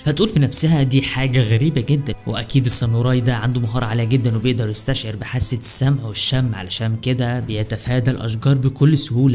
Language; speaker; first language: Arabic; native; Arabic